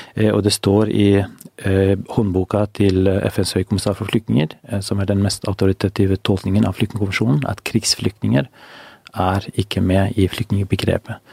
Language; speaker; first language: Norwegian; non-native, fluent; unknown